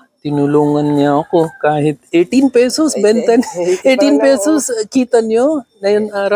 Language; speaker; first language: Filipino; non-native, learner; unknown